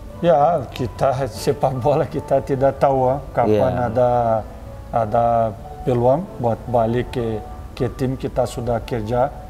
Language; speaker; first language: Indonesian; non-native, fluent; Portuguese